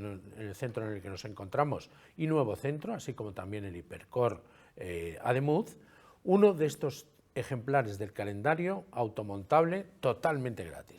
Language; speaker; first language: Spanish; native; Spanish